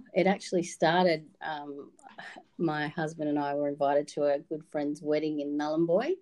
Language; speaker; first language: English; native; English